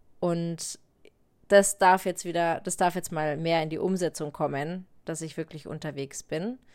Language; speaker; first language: German; native; German